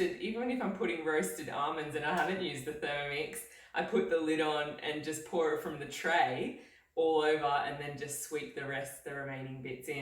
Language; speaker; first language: English; native; English